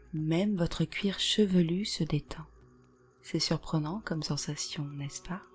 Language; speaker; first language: French; native; French